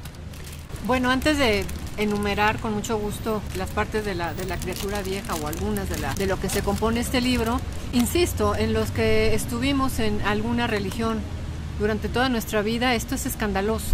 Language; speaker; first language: Spanish; native; Spanish